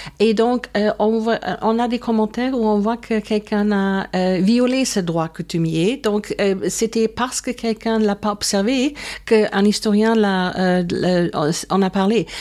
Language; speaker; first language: French; non-native, fluent; German